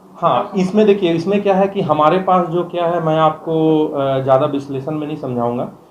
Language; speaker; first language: Hindi; native; Hindi